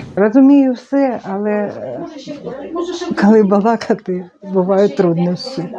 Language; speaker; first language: Ukrainian; non-native, local second language; Russian